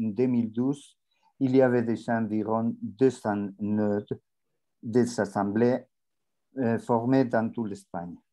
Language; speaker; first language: French; non-native, learner; Spanish